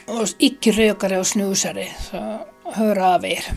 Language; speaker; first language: Swedish; native; Swedish